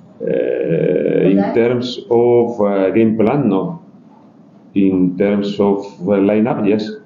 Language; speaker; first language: English; non-native, learner; Spanish